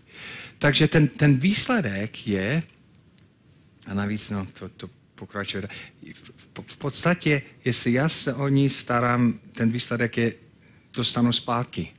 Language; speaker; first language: Czech; non-native, fluent; English